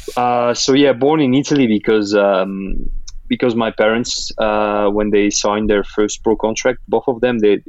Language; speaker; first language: English; non-native, fluent; Russian